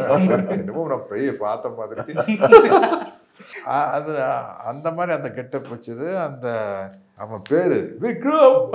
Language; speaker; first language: Tamil; native; Tamil